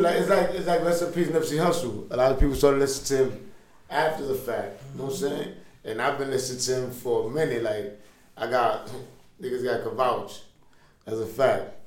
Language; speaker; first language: English; early bilingual, other home language; Spanish